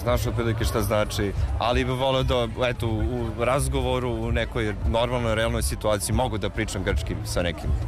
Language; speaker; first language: Serbian; native; Serbian